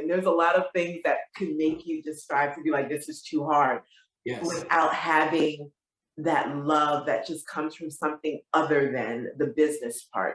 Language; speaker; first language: English; native; English